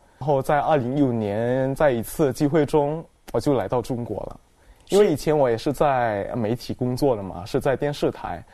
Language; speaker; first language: Chinese; non-native, fluent; Indonesian